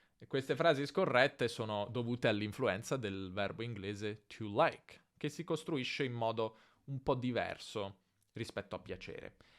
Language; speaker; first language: Italian; native; Italian